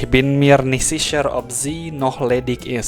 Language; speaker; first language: German; non-native, fluent; Indonesian